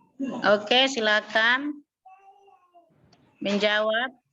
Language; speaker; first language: Indonesian; native; Indonesian